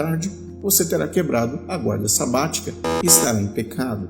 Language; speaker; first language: Portuguese; native; Portuguese